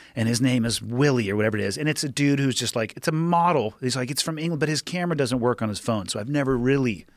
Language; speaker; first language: English; native; English